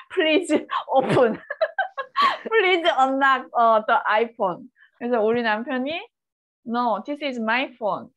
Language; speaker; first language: Korean; native; Korean